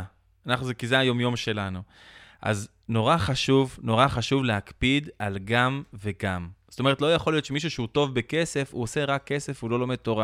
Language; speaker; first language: Hebrew; native; Hebrew